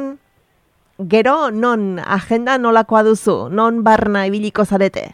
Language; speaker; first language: Basque; native; Basque